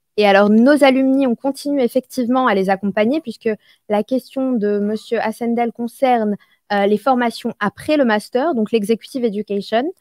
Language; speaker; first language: French; non-native, local second language; Arabic